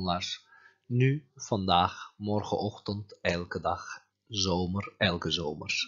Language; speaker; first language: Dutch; non-native, fluent; Turkish